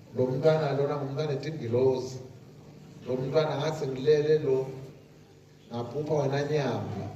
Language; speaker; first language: Zulu; non-native, local second language; Swati